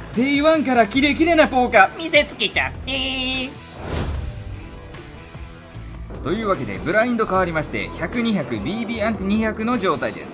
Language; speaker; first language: Japanese; native; Japanese